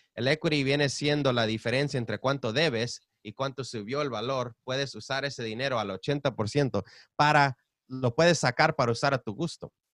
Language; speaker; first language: Spanish; early bilingual, heritage; Spanish